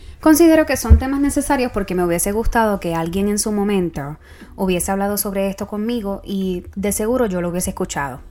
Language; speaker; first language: Spanish; native; Spanish